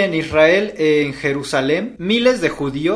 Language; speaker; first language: Spanish; native; Spanish